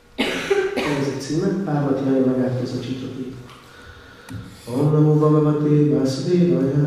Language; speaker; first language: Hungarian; native; Hungarian